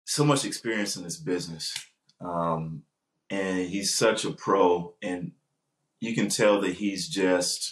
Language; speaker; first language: English; native; English